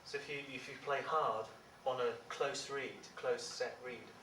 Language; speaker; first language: English; native; English